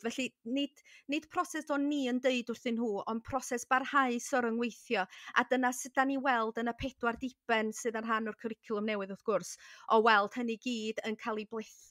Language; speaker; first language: Welsh; native; Welsh